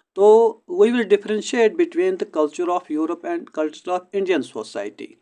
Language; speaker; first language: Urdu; non-native, local second language; Kashmiri